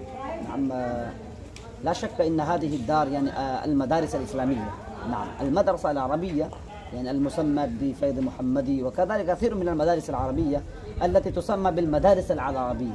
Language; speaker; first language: Arabic; non-native, fluent; Urdu